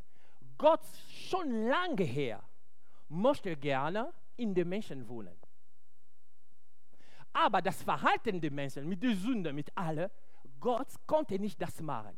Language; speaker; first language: German; non-native, fluent; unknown